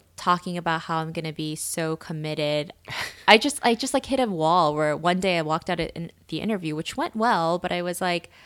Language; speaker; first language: English; native; English